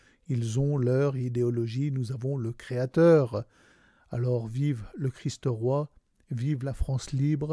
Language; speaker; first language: French; native; French